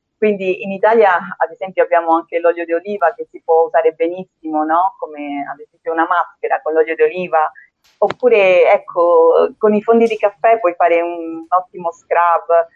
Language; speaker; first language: Italian; early bilingual, other home language; Spanish